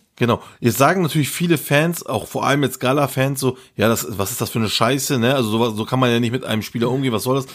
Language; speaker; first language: German; early bilingual, other home language; Turkish